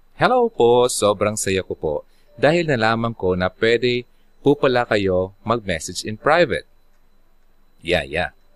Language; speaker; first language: Filipino; non-native, local second language; Bikol